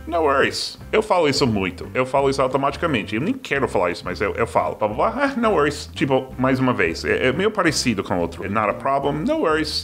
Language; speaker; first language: Portuguese; non-native, fluent; English